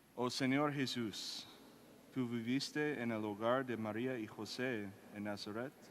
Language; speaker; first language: Spanish; non-native, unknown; English